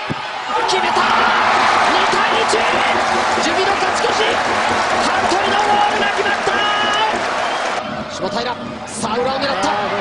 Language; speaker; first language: Japanese; native; Japanese